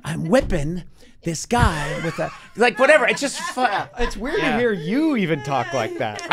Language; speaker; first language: English; native; English